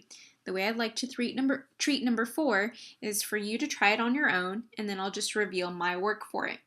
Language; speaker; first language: English; native; English